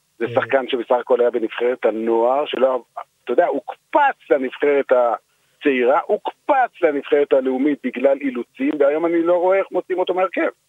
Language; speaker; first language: Hebrew; native; Hebrew